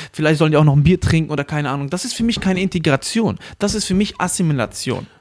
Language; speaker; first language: German; early bilingual, other home language; Arabic